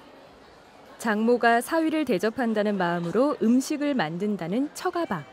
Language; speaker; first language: Korean; native; Korean